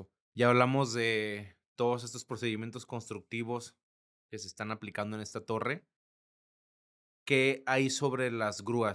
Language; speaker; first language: Spanish; native; Spanish